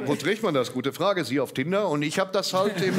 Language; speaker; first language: German; native; German